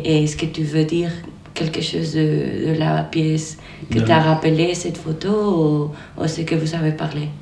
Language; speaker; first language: French; non-native, fluent; Spanish